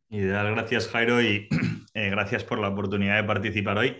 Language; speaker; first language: Spanish; native; Spanish